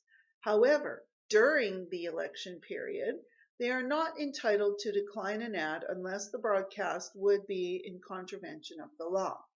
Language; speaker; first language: English; native; English